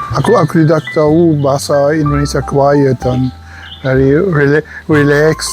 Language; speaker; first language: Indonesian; non-native, learner; German